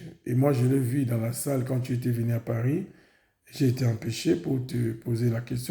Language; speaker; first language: French; non-native, local second language; Lingala